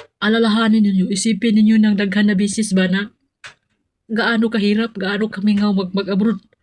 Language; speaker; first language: Filipino; non-native, local second language; Cebuano